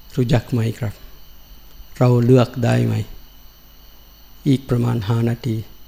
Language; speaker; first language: Thai; non-native, learner; Sinhala